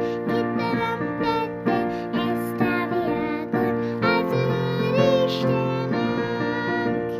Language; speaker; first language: Hungarian; early bilingual, heritage; Hungarian